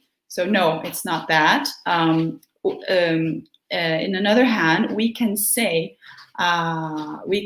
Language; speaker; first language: English; non-native, fluent; Portuguese